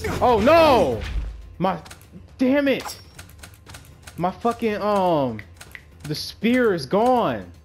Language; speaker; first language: English; native; English